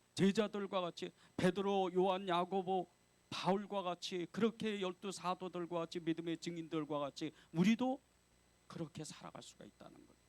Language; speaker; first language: Korean; native; Korean